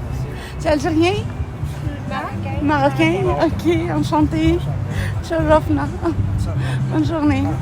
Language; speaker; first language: French; non-native, fluent; Arabic